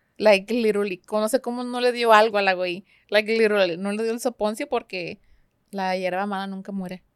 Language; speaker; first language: Spanish; early bilingual, heritage; Spanish